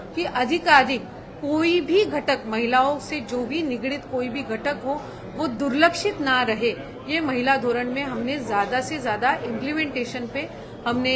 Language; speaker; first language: Hindi; non-native, local second language; Marathi